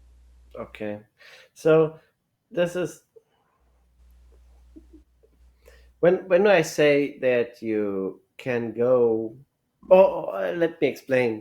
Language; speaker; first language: English; non-native, learner; German